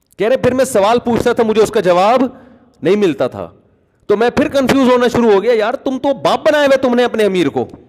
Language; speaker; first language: Urdu; native; Urdu